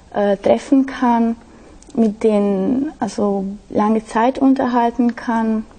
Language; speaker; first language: German; non-native, fluent; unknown